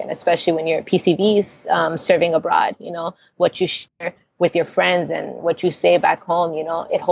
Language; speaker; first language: English; early bilingual, other home language; Spanish